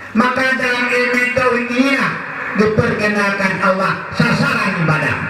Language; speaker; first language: Malay; non-native, local second language; Achinese